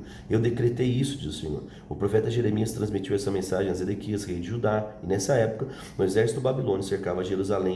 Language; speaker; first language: Portuguese; native; Portuguese